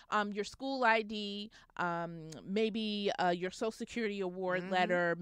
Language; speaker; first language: English; native; English